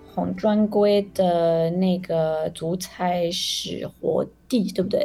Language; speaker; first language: Chinese; non-native, fluent; French